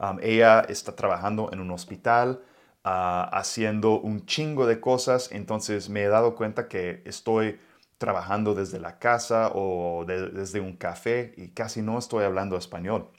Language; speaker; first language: Spanish; non-native, fluent; English